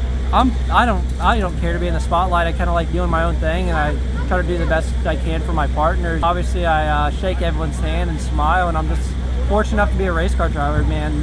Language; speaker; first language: English; native; English